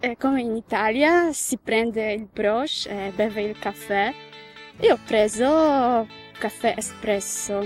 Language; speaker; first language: Italian; non-native, learner; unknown